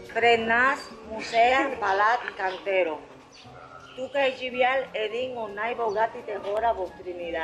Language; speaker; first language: Bulgarian; non-native, learner; Spanish